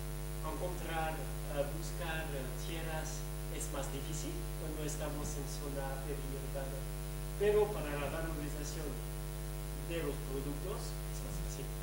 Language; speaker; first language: Spanish; non-native, fluent; French